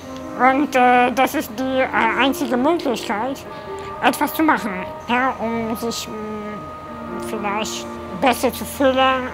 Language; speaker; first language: German; non-native, fluent; Polish